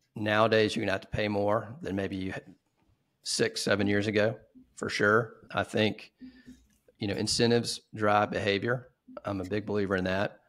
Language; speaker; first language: English; native; English